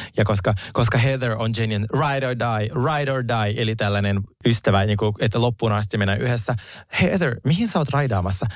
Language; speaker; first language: Finnish; early bilingual, other home language; Russian